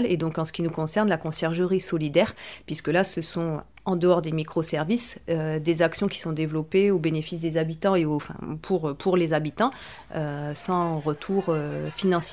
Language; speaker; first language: French; native; French